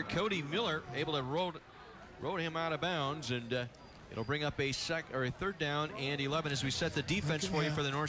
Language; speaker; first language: English; native; English